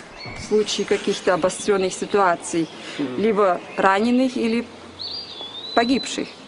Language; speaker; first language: Russian; native; Russian